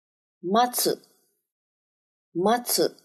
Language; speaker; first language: Japanese; non-native, learner; Chinese